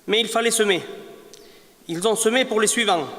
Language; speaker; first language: French; native; French